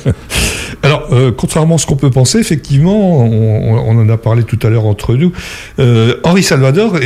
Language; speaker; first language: French; native; French